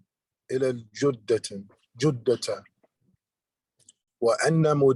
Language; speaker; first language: Arabic; non-native, learner; English